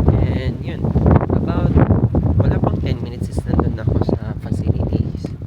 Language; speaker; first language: Filipino; non-native, local second language; Iloko